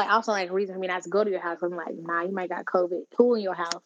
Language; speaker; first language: English; native; English